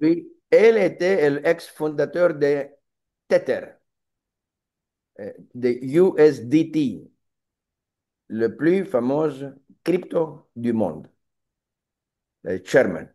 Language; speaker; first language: French; non-native, learner; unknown